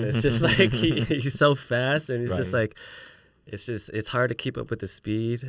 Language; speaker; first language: English; early bilingual, other home language; Chinese